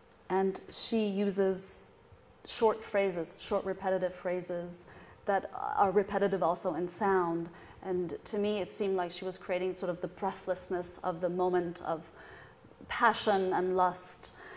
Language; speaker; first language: English; non-native, fluent; Persian